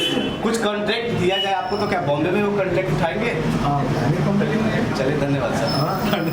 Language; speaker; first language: Hindi; native; Hindi